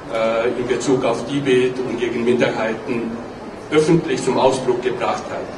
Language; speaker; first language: German; non-native, fluent; Tibetan